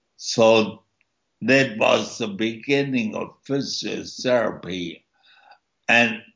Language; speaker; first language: English; early bilingual, other home language; German